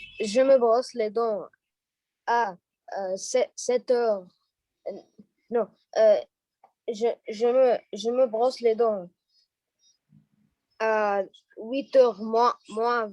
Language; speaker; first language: French; non-native, learner; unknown